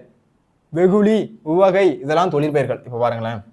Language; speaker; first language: Tamil; native; Tamil